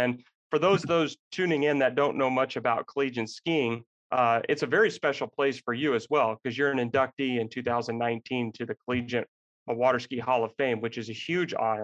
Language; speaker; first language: English; native; English